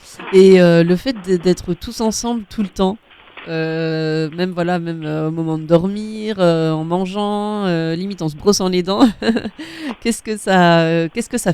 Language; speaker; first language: French; native; French